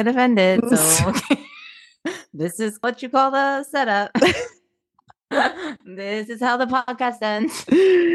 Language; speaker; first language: English; native; English